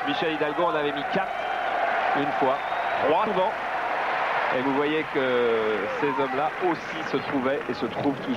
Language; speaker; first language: French; native; French